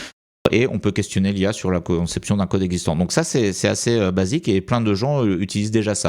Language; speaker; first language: French; native; French